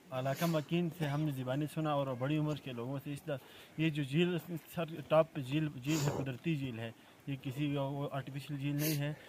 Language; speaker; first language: Urdu; non-native, local second language; Shina